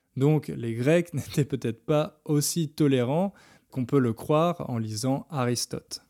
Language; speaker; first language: French; native; French